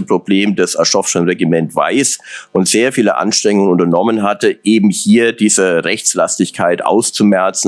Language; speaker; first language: German; native; German